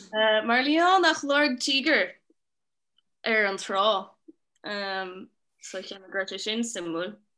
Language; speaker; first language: Irish; native; Irish